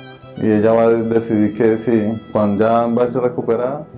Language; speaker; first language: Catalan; early bilingual, other home language; Spanish